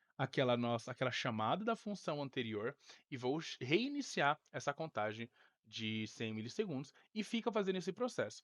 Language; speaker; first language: Portuguese; native; Portuguese